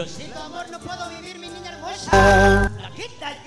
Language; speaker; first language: Spanish; native; Spanish